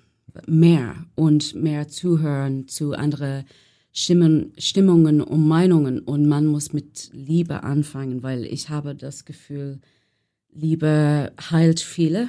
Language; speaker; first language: German; non-native, learner; English